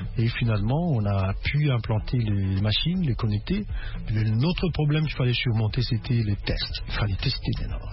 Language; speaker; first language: French; non-native, local second language; Lingala